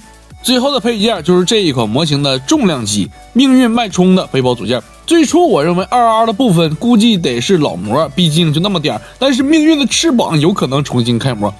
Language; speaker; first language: Chinese; native; Chinese